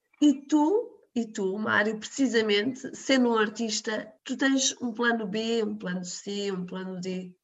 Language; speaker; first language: Portuguese; native; Portuguese